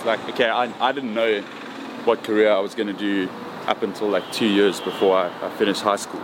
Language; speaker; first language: English; native; English